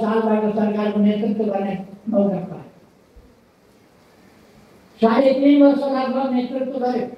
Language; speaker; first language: Nepali; native; Nepali